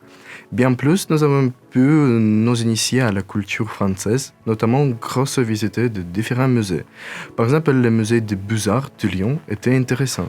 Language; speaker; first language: French; non-native, learner; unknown